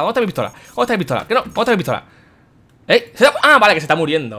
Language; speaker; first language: Spanish; native; Spanish